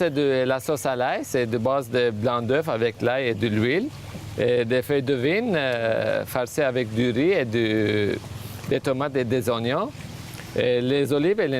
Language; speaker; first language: French; non-native, fluent; Armenian